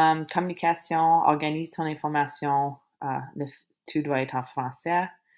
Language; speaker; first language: French; native; French